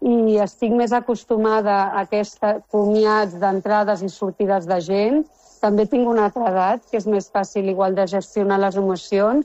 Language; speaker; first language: Catalan; non-native, local second language; Spanish